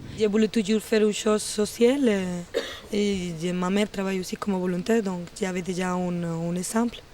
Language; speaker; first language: French; non-native, learner; Spanish